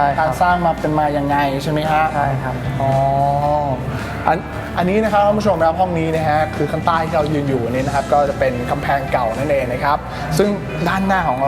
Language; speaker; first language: Thai; native; Thai